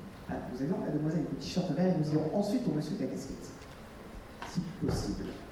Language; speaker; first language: French; native; French